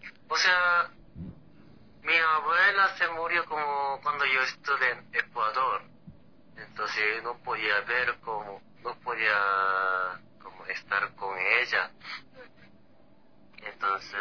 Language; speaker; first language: Spanish; non-native, fluent; Korean